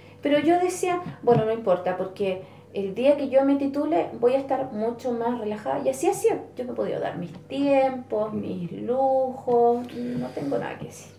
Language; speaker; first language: Spanish; native; Spanish